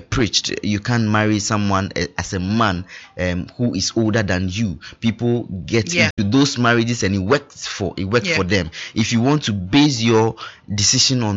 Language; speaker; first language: English; non-native, local second language; Ewe